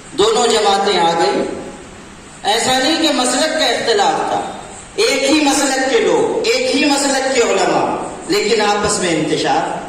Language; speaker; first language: Urdu; native; Urdu